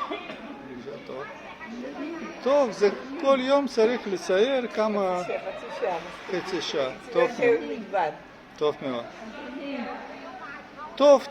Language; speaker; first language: Hebrew; non-native, learner; Russian